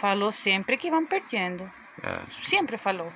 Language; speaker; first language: Portuguese; non-native, fluent; Spanish